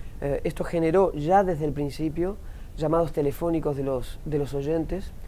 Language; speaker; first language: Spanish; native; Spanish